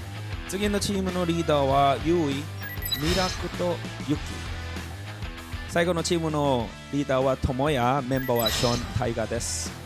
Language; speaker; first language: Japanese; non-native, fluent; Korean